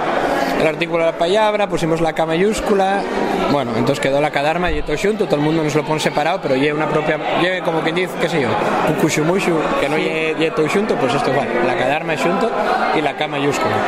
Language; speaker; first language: Spanish; native; Spanish